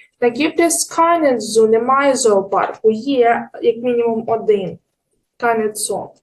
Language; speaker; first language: German; non-native, learner; Ukrainian